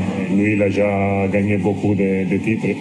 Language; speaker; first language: French; non-native, learner; Italian